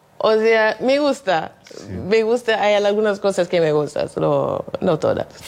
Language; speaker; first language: Spanish; non-native, fluent; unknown